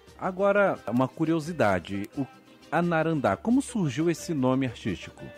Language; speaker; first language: Portuguese; native; Portuguese